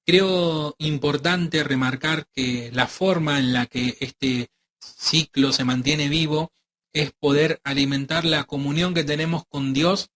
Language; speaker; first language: Spanish; native; Spanish